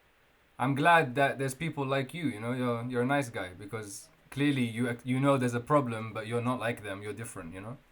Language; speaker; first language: English; non-native, fluent; Kurdish